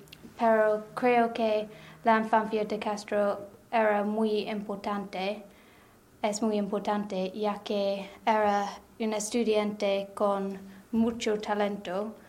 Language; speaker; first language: Spanish; non-native, learner; English